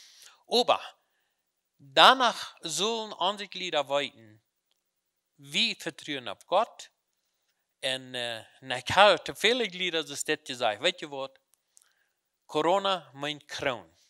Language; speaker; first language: German; non-native, learner; Plautdietsch